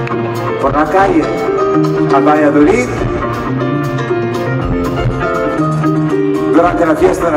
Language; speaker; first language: Spanish; non-native, fluent; French